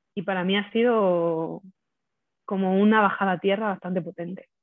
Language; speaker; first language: Spanish; native; Spanish